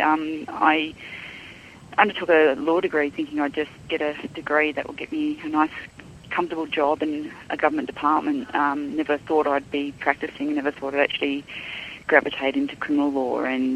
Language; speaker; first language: English; native; English